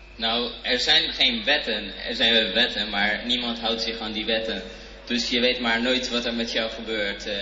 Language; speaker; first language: Dutch; non-native, fluent; Persian